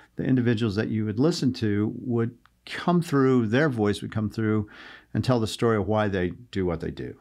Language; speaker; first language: English; native; English